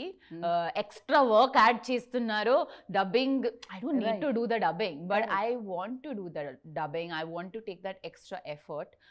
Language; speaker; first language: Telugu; non-native, learner; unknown